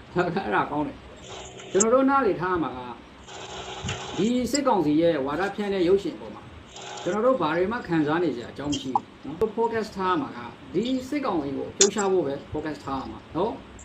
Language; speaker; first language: Burmese; native; Burmese